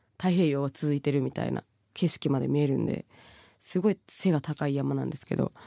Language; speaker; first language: Japanese; early bilingual, other home language; Bangla